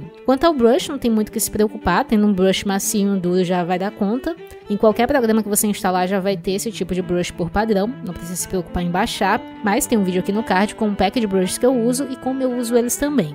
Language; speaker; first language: Portuguese; native; Portuguese